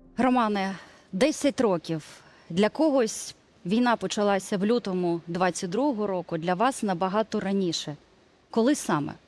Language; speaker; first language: Ukrainian; native; Ukrainian